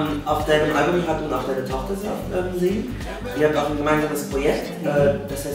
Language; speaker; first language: German; native; German